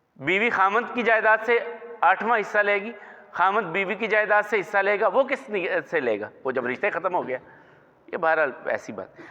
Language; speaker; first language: Urdu; non-native, local second language; Punjabi